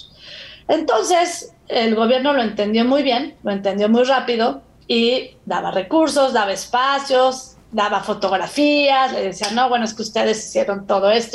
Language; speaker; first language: Spanish; native; Spanish